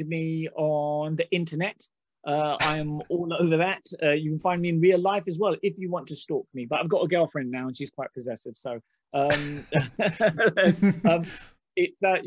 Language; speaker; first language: English; non-native, local second language; Hindi